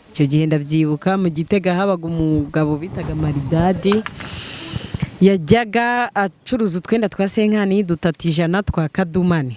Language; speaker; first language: Kinyarwanda; native; Kinyarwanda